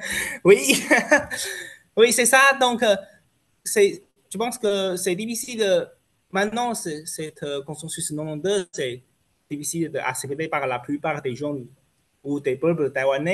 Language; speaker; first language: French; non-native, fluent; Chinese